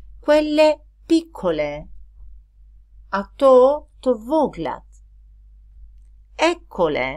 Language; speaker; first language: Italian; non-native, fluent; Albanian